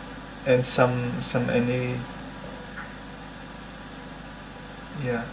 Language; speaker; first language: English; non-native, learner; Vietnamese